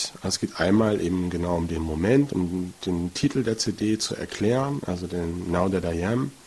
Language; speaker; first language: German; native; German